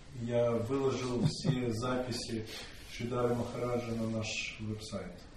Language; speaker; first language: Russian; native; Russian